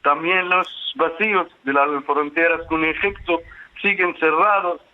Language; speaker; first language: Spanish; non-native, fluent; Arabic